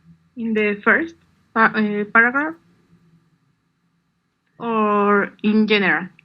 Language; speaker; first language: English; non-native, learner; Spanish